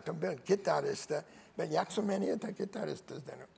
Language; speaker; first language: Czech; non-native, learner; English